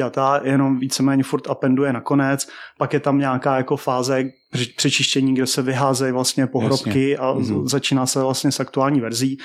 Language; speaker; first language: Czech; native; Czech